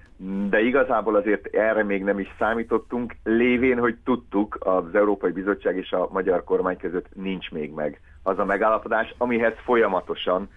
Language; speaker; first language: Hungarian; native; Hungarian